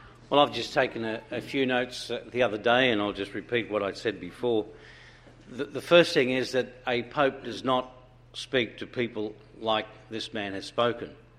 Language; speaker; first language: English; non-native, fluent; Italian